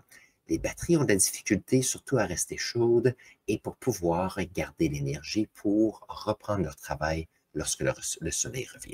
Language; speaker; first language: French; native; French